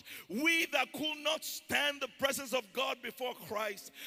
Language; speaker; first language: English; non-native, local second language; Yoruba